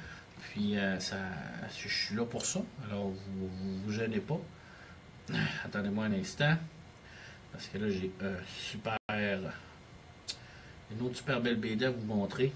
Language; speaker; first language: French; native; French